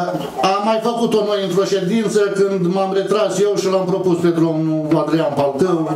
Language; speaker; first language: Romanian; native; Romanian